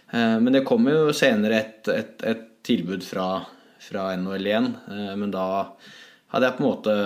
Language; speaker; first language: Norwegian; native; Norwegian